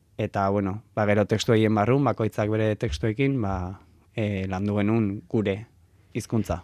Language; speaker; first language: Basque; native; Basque